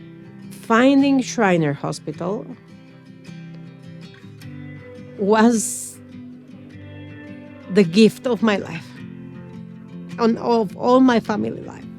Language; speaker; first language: English; non-native, fluent; Spanish